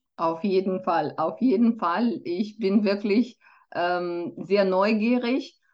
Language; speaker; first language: German; non-native, fluent; Romanian